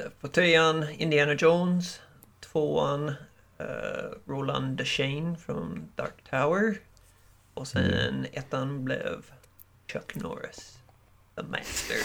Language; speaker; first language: Swedish; non-native, learner; English